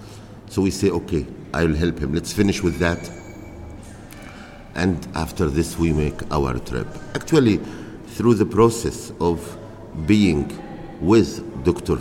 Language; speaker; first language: English; non-native, fluent; Arabic